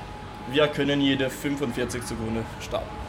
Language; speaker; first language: German; non-native, learner; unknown